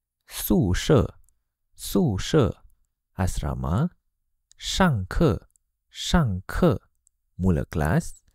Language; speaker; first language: Chinese; non-native, fluent; Malay